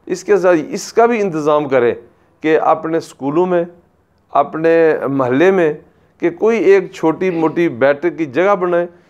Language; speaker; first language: Urdu; non-native, local second language; Punjabi